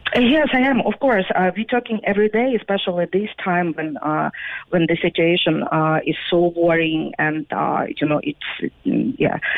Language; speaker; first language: English; non-native, fluent; Ukrainian